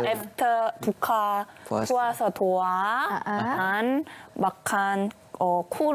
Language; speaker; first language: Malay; non-native, learner; Korean